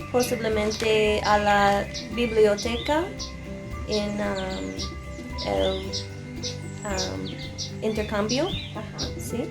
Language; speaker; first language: Spanish; non-native, learner; English